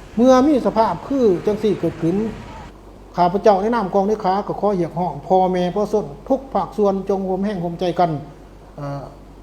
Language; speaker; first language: Lao; native; Lao